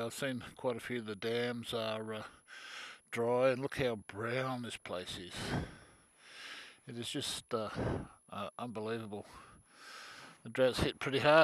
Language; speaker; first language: English; native; English